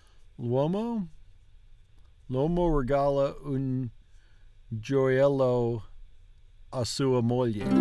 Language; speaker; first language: Italian; non-native, learner; English